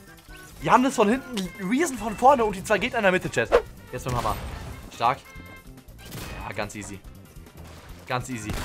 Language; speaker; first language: German; native; German